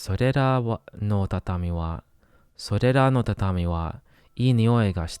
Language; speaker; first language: Japanese; non-native, learner; English